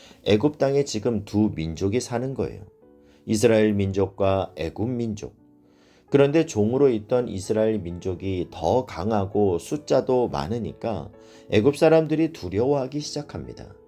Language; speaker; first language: Korean; native; Korean